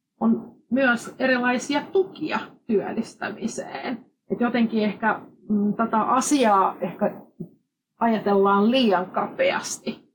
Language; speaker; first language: Finnish; non-native, fluent; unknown